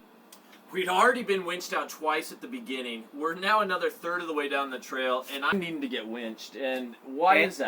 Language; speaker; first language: English; native; English